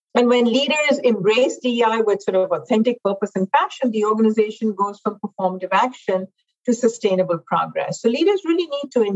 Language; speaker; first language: English; non-native, local second language; Hindi